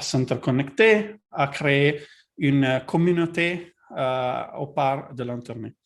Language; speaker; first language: French; non-native, learner; Italian